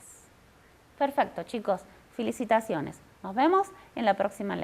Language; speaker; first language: Spanish; native; Spanish